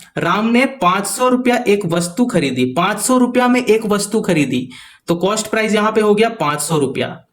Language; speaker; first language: Hindi; native; Hindi